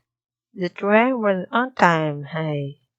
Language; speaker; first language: English; non-native, learner; Japanese